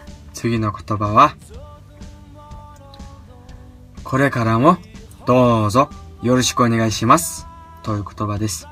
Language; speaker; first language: Japanese; non-native, fluent; Mongolian